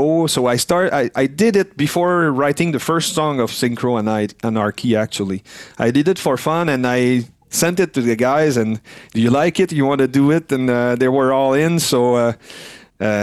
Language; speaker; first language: English; non-native, fluent; French